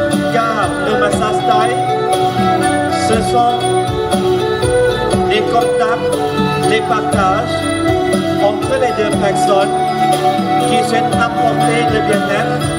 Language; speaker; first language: French; non-native, fluent; Thai